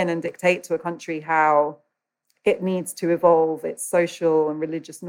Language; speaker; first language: English; native; English